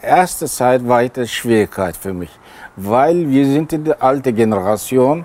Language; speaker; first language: German; non-native, learner; Turkish